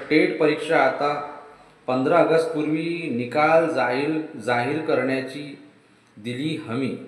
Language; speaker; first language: Hindi; non-native, local second language; Marathi